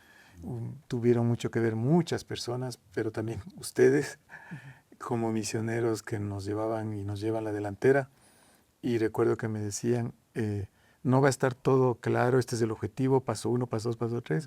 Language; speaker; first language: Spanish; native; Spanish